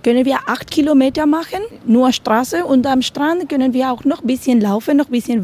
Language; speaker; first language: German; non-native, learner; Spanish